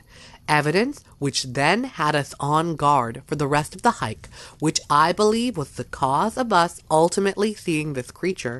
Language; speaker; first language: English; native; English